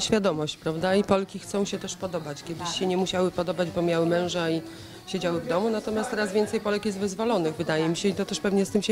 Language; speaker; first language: Polish; native; Polish